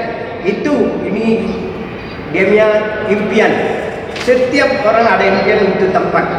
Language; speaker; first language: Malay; non-native, local second language; Tamil